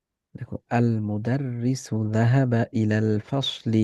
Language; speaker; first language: Arabic; non-native, fluent; Bangla